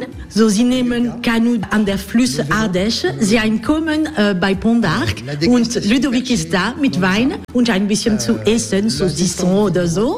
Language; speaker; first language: German; non-native, learner; French